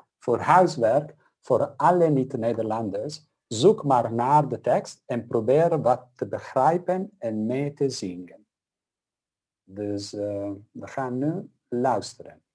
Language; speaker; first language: Dutch; non-native, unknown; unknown